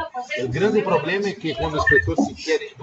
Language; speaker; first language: Spanish; non-native, fluent; Portuguese